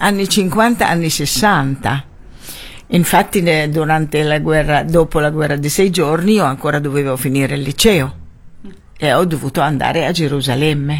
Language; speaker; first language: Italian; non-native, fluent; Arabic